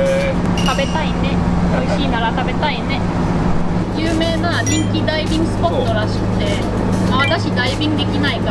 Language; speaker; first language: Japanese; non-native, fluent; German